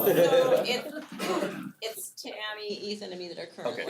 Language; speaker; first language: English; native; English